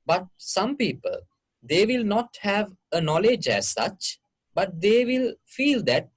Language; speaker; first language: English; non-native, local second language; Sinhala